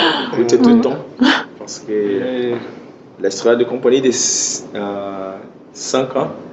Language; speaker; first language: French; non-native, learner; Portuguese